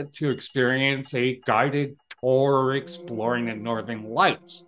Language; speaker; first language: English; native; English